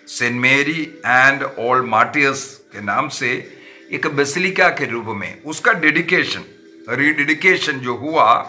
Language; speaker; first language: Hindi; non-native, local second language; Malayalam